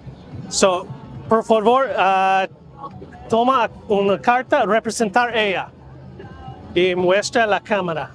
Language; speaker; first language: Spanish; non-native, learner; English